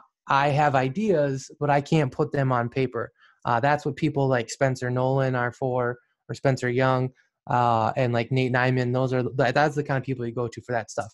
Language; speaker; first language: English; native; English